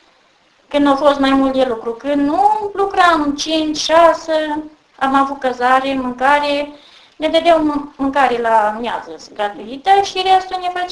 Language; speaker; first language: Romanian; native; Romanian